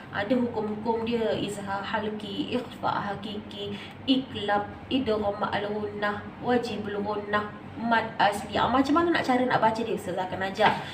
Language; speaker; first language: Malay; native; Malay